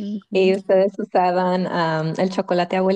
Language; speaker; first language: Spanish; early bilingual, heritage; Spanish